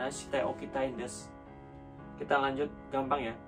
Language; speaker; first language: Indonesian; native; Indonesian